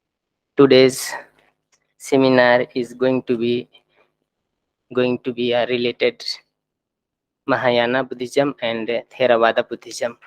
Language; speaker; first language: English; non-native, fluent; Thai